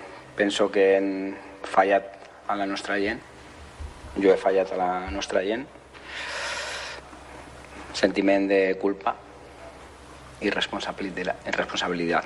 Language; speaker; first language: Catalan; non-native, fluent; Spanish